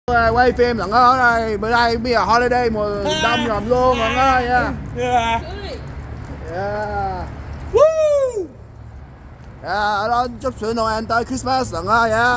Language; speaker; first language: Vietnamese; early bilingual, heritage; Vietnamese